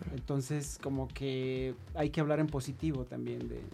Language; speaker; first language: Spanish; native; Spanish